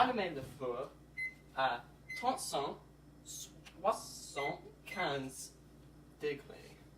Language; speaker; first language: French; non-native, learner; English